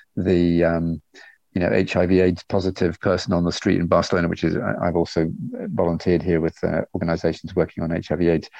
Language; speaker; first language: English; native; English